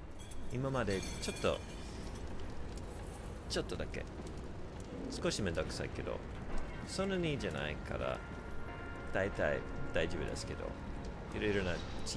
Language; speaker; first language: Japanese; non-native, learner; English